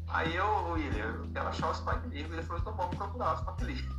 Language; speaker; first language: Portuguese; native; Portuguese